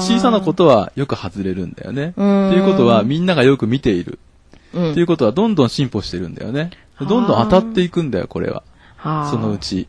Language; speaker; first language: Japanese; native; Japanese